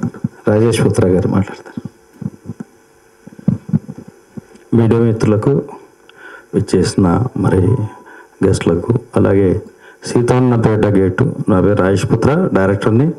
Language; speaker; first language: Telugu; native; Telugu